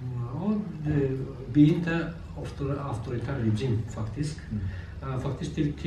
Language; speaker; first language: Norwegian; non-native, learner; Azerbaijani